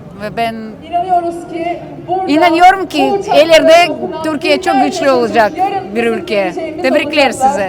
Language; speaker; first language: Turkish; non-native, learner; Ukrainian